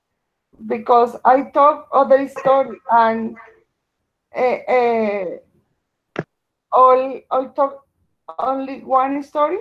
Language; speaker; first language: English; non-native, learner; Spanish